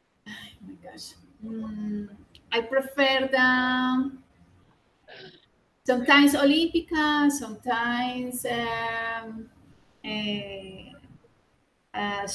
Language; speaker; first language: English; non-native, learner; Spanish